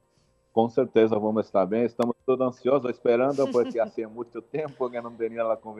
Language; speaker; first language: Spanish; non-native, learner; Portuguese